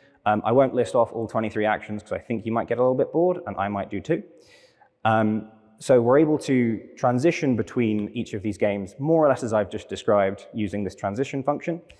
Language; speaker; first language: English; native; English